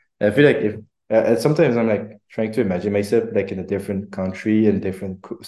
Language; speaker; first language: English; non-native, fluent; French